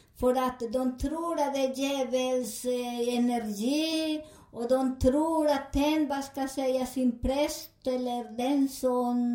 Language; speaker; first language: Swedish; non-native, learner; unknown